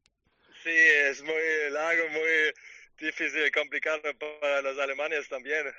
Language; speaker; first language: Spanish; non-native, learner; German